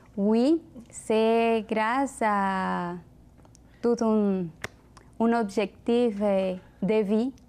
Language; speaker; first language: French; non-native, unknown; Spanish